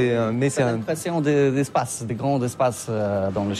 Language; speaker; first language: French; non-native, learner; Polish